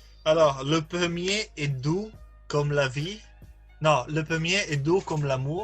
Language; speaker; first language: French; non-native, learner; Italian